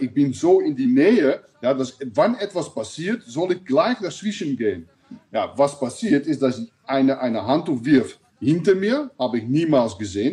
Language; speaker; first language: German; non-native, learner; Dutch